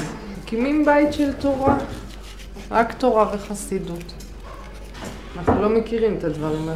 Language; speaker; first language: Hebrew; non-native, local second language; Yiddish